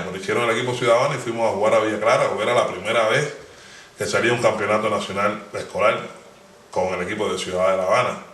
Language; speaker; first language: Spanish; native; Spanish